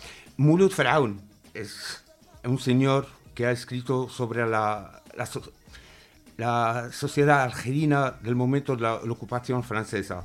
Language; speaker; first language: Spanish; non-native, fluent; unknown